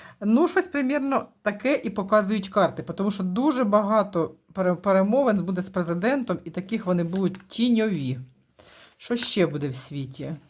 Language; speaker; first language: Ukrainian; non-native, local second language; Russian